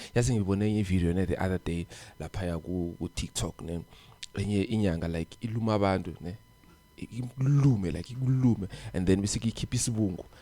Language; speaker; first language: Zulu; non-native, local second language; South Ndebele